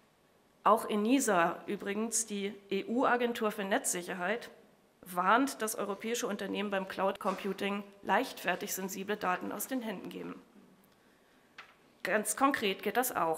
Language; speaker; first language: German; native; German